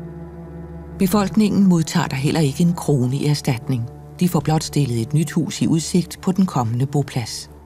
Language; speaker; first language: Danish; native; Danish